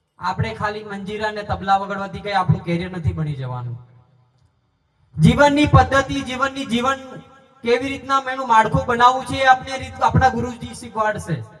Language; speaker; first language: Gujarati; non-native, local second language; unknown